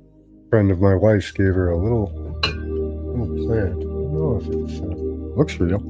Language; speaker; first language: English; native; English